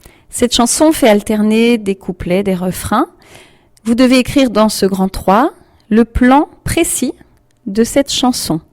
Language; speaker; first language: French; native; French